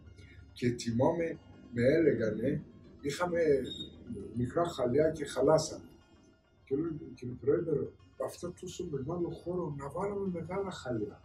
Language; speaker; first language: Greek; non-native, learner; Persian